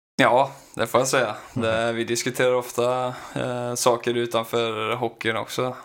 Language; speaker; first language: Swedish; native; Swedish